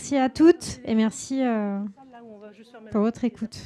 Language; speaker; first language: French; native; French